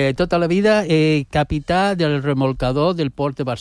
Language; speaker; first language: Catalan; non-native, local second language; Spanish